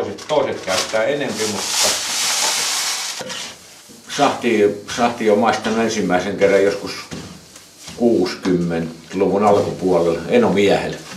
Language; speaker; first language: Finnish; native; Finnish